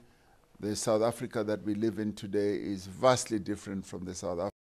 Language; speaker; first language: English; non-native, local second language; Venda